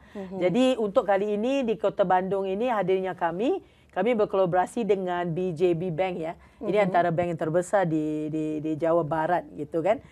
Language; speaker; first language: Malay; native; Malay